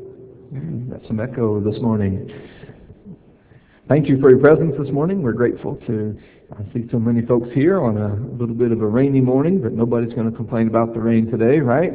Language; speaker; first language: English; native; English